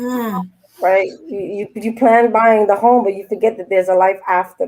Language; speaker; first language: English; native; English